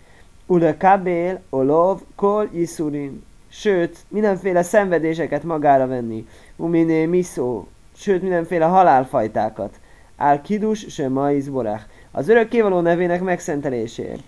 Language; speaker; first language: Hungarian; native; Hungarian